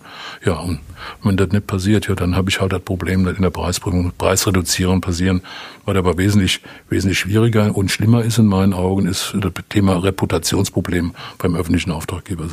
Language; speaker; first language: German; native; German